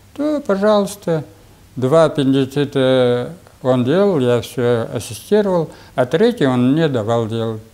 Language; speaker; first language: Russian; non-native, local second language; Bashkir